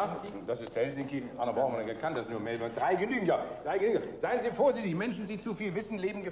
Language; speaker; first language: German; native; German